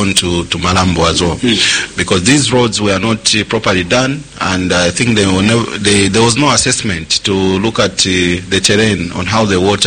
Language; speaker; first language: English; non-native, local second language; Nyanja